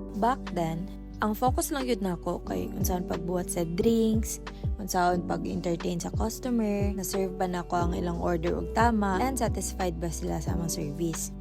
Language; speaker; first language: Cebuano; native; Cebuano